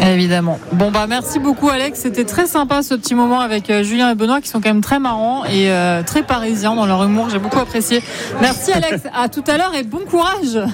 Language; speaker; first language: French; native; French